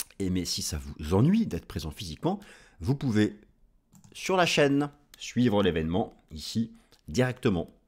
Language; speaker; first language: French; native; French